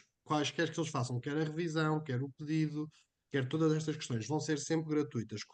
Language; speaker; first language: Portuguese; native; Portuguese